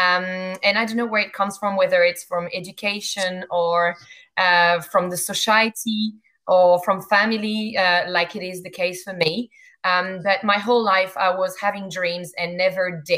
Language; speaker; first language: English; non-native, fluent; French